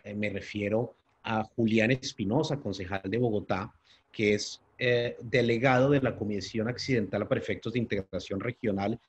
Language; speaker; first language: Spanish; native; Spanish